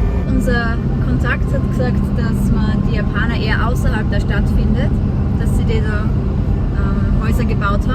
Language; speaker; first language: German; native; German